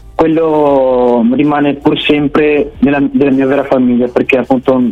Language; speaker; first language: Italian; early bilingual, other home language; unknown